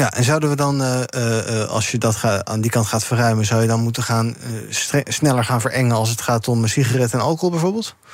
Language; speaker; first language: Dutch; native; Dutch